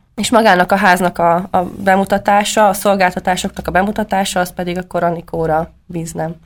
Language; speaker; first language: Hungarian; native; Hungarian